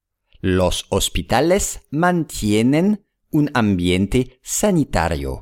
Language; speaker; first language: Spanish; non-native, fluent; English